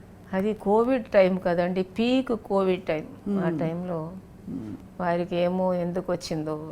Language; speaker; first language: Telugu; non-native, local second language; Tamil